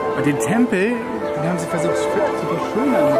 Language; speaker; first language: German; native; German